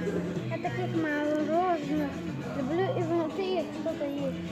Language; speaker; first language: Russian; early bilingual, other home language; Tajik